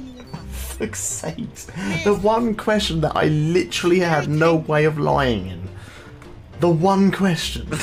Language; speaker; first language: English; native; English